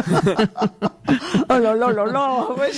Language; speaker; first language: French; native; French